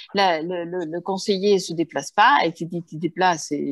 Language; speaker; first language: French; early bilingual, heritage; Spanish